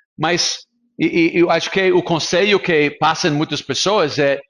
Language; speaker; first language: Portuguese; non-native, fluent; English